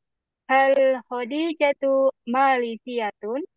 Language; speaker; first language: Arabic; non-native, learner; Indonesian